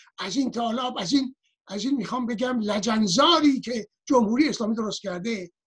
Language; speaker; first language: Persian; native; Persian